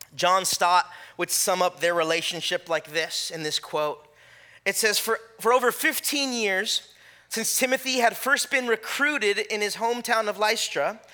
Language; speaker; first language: English; native; English